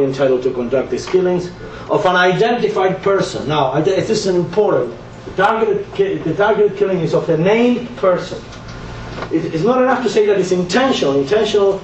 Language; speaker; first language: English; non-native, fluent; Spanish